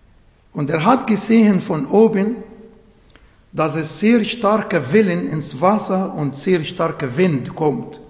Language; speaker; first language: German; non-native, fluent; Arabic